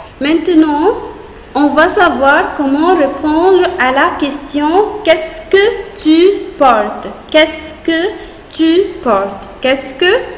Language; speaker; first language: French; non-native, fluent; Arabic